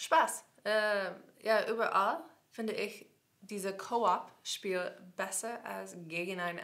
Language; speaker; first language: German; non-native, learner; English